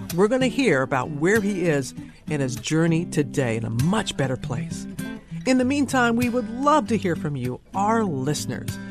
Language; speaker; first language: English; native; English